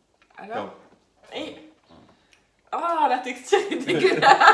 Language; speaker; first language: French; native; French